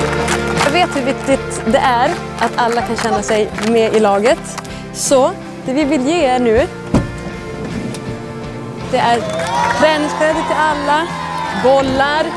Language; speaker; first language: Swedish; native; Swedish